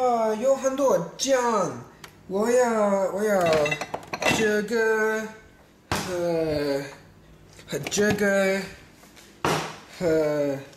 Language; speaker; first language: Chinese; non-native, learner; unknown